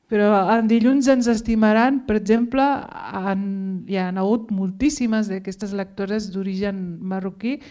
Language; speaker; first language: Catalan; early bilingual, other home language; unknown